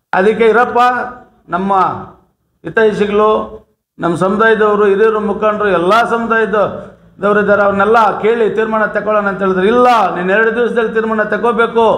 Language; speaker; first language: Kannada; native; Kannada